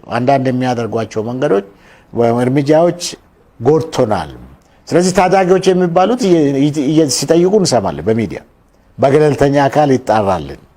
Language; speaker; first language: Amharic; non-native, local second language; Oromo